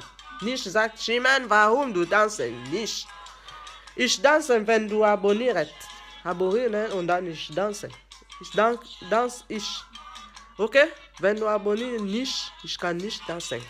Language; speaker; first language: German; non-native, learner; French